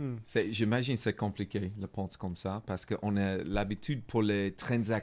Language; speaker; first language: French; non-native, learner; English